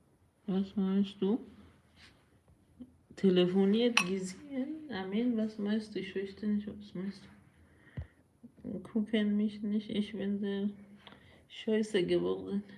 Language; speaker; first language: German; non-native, learner; Persian